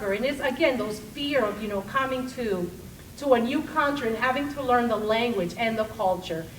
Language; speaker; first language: English; early bilingual, other home language; Spanish